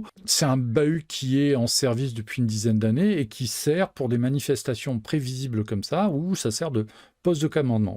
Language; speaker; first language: French; native; French